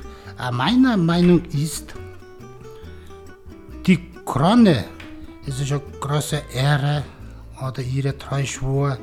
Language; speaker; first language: German; non-native, learner; Mongolian